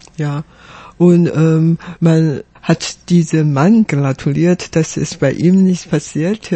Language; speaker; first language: German; non-native, fluent; Chinese